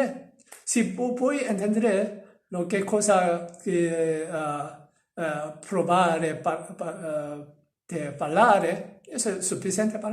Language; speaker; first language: Italian; non-native, learner; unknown